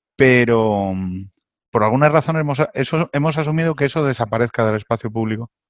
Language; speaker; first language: Spanish; native; Spanish